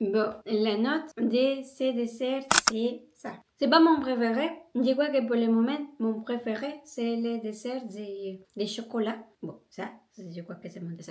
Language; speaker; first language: French; non-native, learner; Spanish